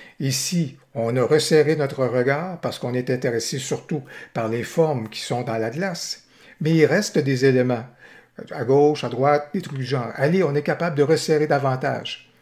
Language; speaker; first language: French; native; French